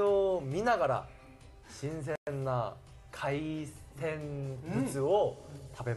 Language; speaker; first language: Japanese; non-native, learner; Korean